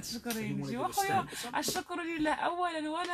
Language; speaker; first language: Arabic; native; Arabic